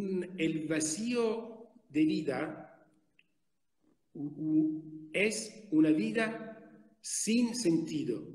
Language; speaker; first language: Spanish; non-native, fluent; Italian